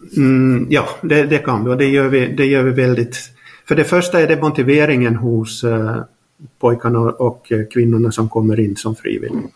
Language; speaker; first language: Swedish; native; Swedish